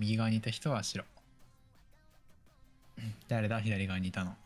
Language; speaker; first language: Japanese; native; Japanese